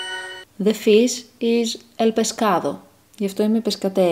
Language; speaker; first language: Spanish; non-native, learner; Greek